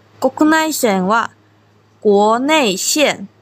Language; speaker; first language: Japanese; non-native, fluent; Chinese